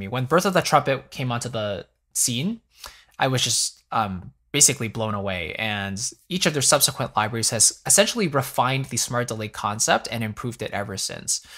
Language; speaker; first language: English; native; English